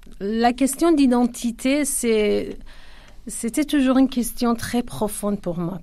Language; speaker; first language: French; non-native, fluent; Kurdish